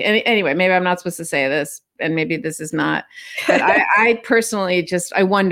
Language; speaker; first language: English; native; English